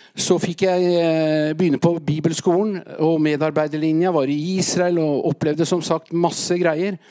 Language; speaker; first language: Norwegian; native; Norwegian